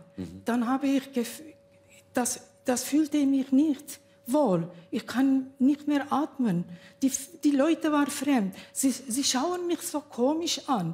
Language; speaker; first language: German; non-native, learner; Kurdish